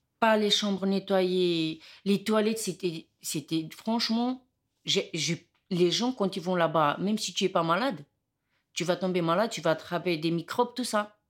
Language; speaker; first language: French; non-native, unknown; Romany